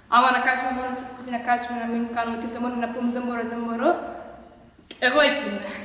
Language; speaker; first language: Greek; early bilingual, other home language; Persian